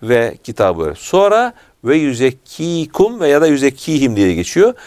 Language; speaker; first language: Turkish; native; Turkish